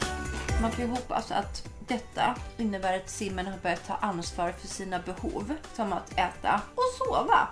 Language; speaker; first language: Swedish; native; Swedish